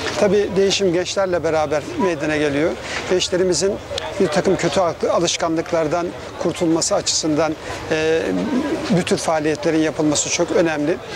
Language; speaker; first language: Turkish; native; Turkish